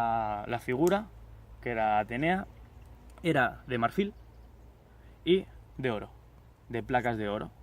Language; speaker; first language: Spanish; native; Spanish